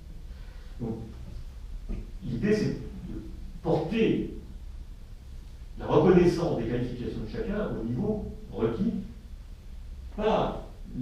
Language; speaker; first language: French; native; French